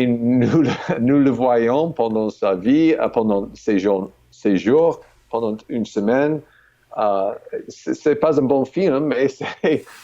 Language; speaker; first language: French; non-native, fluent; English